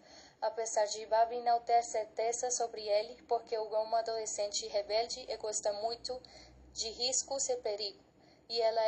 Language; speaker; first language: Portuguese; non-native, learner; Spanish